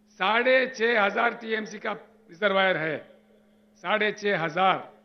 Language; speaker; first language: Hindi; non-native, local second language; Telugu